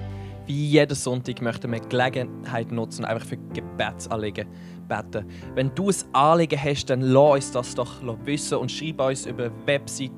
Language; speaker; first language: German; native; German